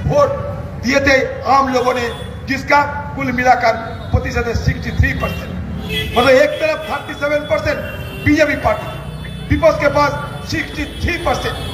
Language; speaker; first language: Hindi; non-native, local second language; Bangla